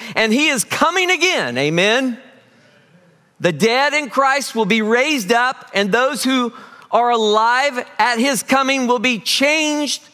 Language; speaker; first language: English; native; English